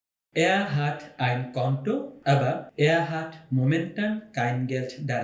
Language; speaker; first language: German; non-native, fluent; Bangla